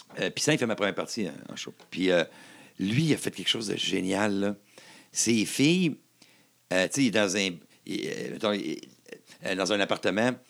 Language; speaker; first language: French; native; French